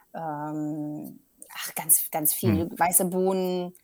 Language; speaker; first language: German; native; German